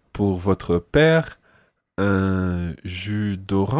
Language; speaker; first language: French; non-native, fluent; English